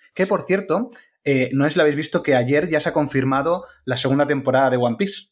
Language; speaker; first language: Spanish; native; Spanish